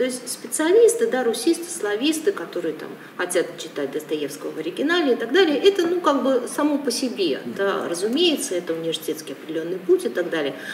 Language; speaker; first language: Russian; native; Russian